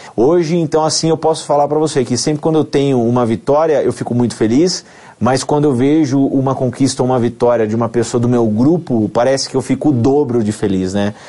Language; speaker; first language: Portuguese; native; Portuguese